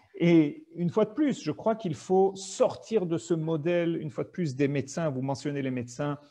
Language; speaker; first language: French; native; French